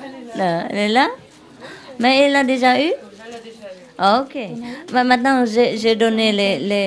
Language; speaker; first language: French; non-native, learner; Vietnamese